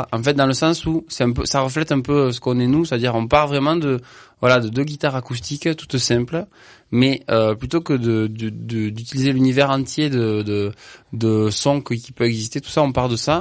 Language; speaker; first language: French; native; French